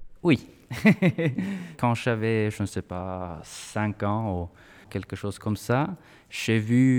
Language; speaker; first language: French; non-native, fluent; Swedish